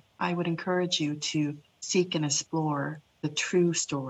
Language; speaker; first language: English; early bilingual, other home language; Lao